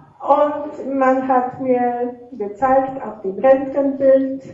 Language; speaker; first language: German; non-native, fluent; Russian